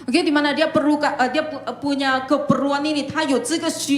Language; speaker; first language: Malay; non-native, local second language; Chinese